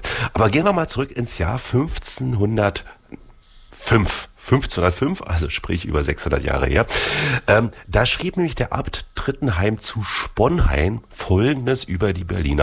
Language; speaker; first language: German; native; German